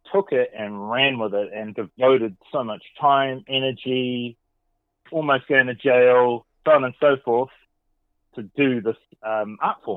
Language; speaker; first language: English; native; English